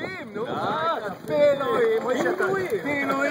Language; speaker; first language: Hebrew; native; Hebrew